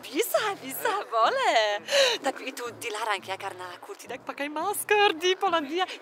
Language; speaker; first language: Indonesian; non-native, learner; Polish